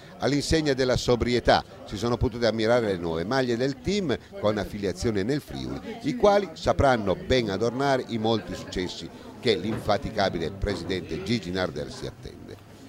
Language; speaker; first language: Italian; native; Italian